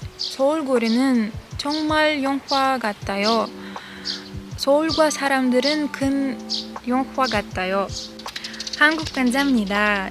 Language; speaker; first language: Korean; non-native, learner; Russian